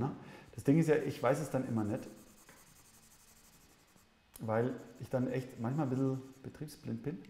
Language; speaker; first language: German; native; German